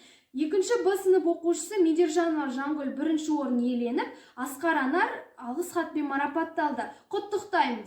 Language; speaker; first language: Kazakh; native; Kazakh